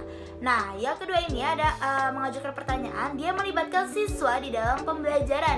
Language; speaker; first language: Indonesian; native; Indonesian